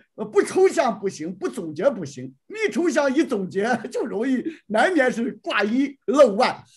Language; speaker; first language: Chinese; native; Chinese